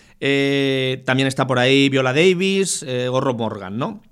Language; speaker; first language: Spanish; native; Spanish